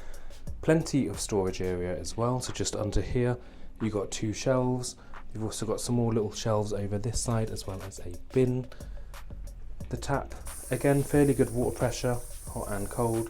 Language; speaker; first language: English; native; English